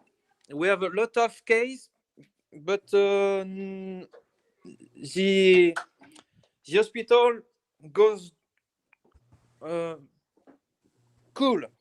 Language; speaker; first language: English; non-native, learner; French